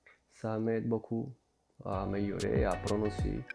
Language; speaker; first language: French; non-native, learner; Spanish